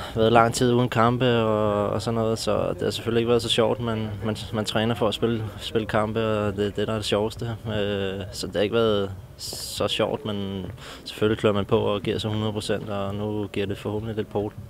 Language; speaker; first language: Danish; native; Danish